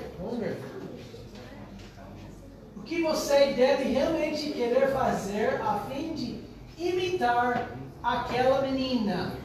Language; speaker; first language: Portuguese; non-native, fluent; English